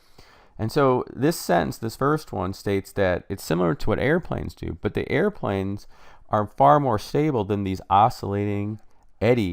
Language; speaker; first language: English; native; English